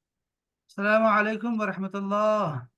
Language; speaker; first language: Arabic; non-native, fluent; Pashto